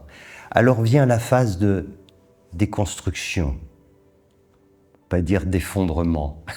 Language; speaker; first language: French; native; French